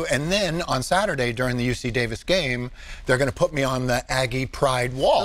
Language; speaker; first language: English; native; English